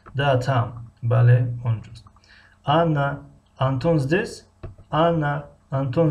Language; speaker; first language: Russian; non-native, fluent; Tajik